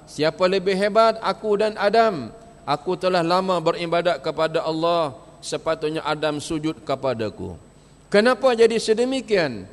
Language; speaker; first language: Malay; native; Malay